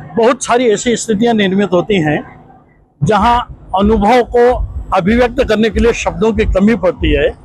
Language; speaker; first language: Hindi; native; Hindi